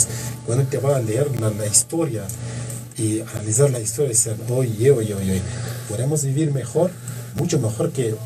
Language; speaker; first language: Spanish; non-native, learner; Kurdish